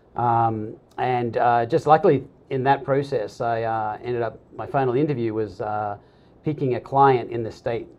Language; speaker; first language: English; native; English